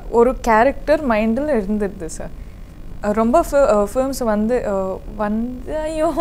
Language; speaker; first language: Tamil; non-native, learner; Kodava